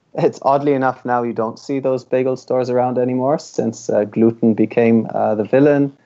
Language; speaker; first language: English; early bilingual, other home language; Hebrew